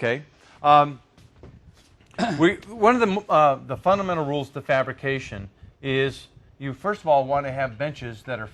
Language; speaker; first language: English; native; English